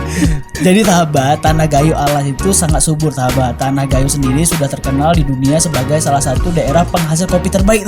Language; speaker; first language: Indonesian; native; Indonesian